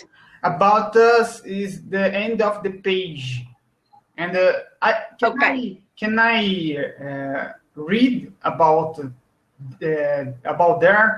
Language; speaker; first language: English; non-native, learner; Portuguese